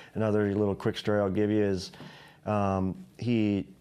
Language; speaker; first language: English; native; English